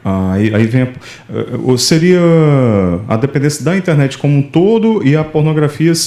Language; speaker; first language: Portuguese; native; Portuguese